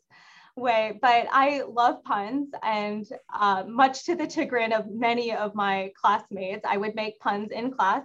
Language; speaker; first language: English; native; English